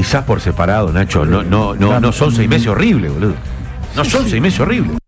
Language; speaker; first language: Spanish; native; Spanish